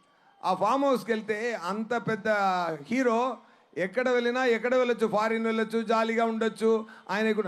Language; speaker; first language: Telugu; non-native, learner; Tamil